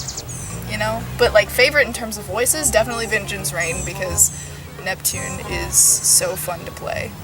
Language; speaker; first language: English; native; English